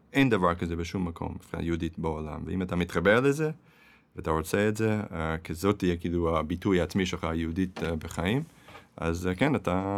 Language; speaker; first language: Hebrew; non-native, fluent; English